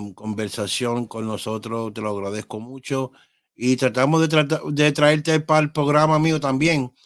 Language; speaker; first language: Spanish; early bilingual, heritage; Spanish